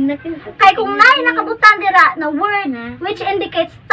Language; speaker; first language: Cebuano; native; Cebuano